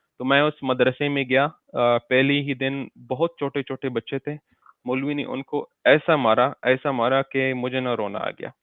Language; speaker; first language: Urdu; non-native, local second language; Pashto